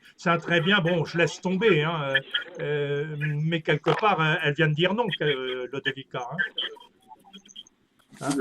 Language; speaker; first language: French; native; French